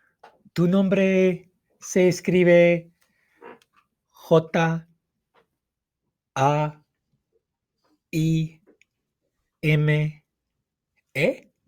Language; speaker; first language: Spanish; non-native, fluent; English